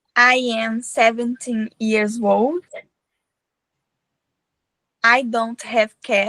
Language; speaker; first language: English; non-native, learner; Portuguese